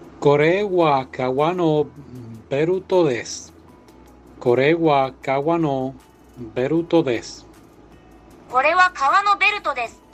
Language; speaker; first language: Japanese; non-native, learner; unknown